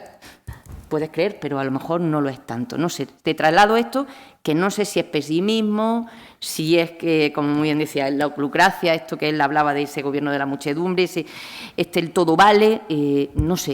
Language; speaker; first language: Spanish; native; Spanish